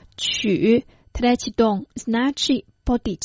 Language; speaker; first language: Croatian; non-native, fluent; Chinese